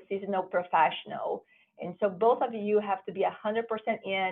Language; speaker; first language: English; non-native, fluent; Portuguese